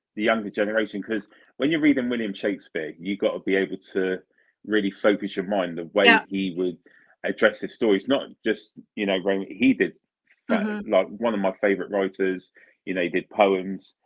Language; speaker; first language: English; early bilingual, other home language; Italian